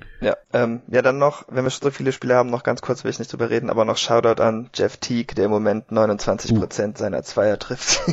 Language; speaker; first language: German; native; German